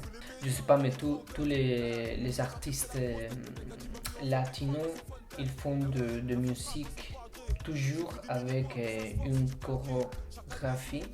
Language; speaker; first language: French; non-native, fluent; Spanish